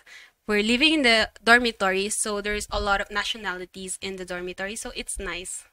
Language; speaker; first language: English; non-native, local second language; Filipino